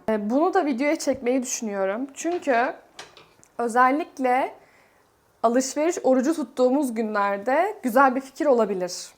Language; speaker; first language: Turkish; native; Turkish